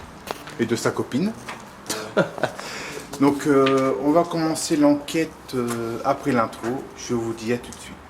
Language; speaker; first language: French; native; French